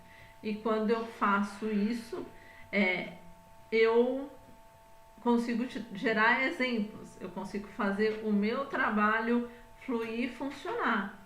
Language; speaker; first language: Portuguese; native; Portuguese